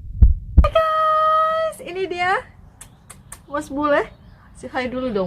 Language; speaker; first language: Indonesian; non-native, local second language; Minangkabau